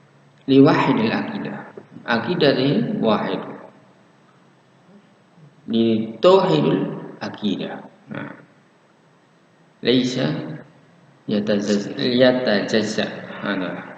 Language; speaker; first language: Arabic; non-native, fluent; Indonesian